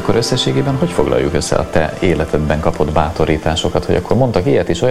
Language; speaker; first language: Hungarian; native; Hungarian